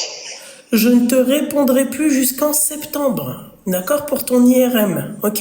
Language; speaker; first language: French; native; French